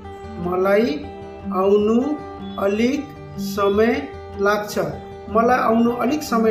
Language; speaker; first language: Nepali; non-native, fluent; Bangla